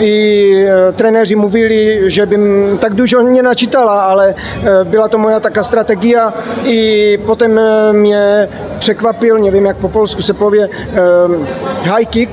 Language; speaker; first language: Polish; non-native, learner; Czech